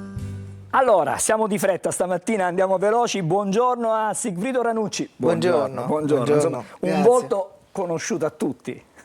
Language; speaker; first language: Italian; native; Italian